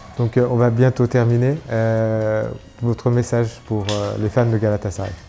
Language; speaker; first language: French; non-native, fluent; Turkish